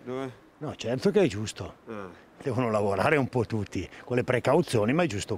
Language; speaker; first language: Italian; native; Italian